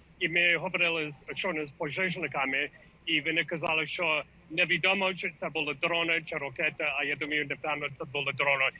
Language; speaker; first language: Ukrainian; early bilingual, heritage; English